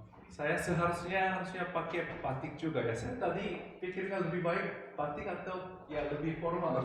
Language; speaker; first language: Indonesian; non-native, fluent; Korean